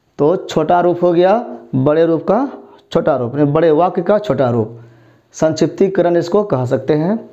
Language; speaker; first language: Hindi; native; Hindi